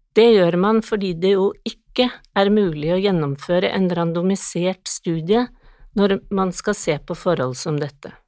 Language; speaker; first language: Norwegian; native; Norwegian